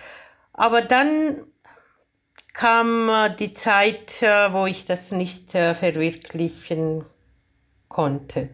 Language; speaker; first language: German; non-native, fluent; Georgian